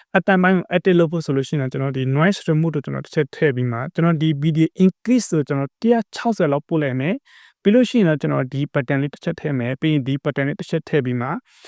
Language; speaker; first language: Burmese; native; Burmese